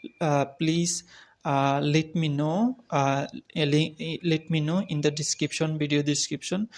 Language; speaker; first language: English; non-native, learner; Bangla